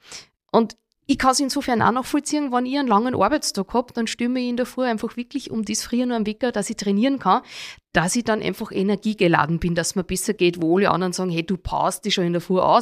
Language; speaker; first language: German; native; German